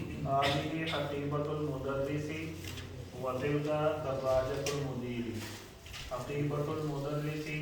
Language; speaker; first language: Arabic; non-native, fluent; Urdu